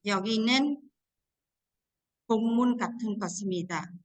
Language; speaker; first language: Korean; non-native, fluent; Vietnamese